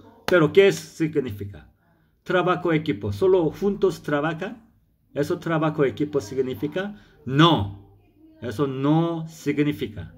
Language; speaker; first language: Spanish; non-native, learner; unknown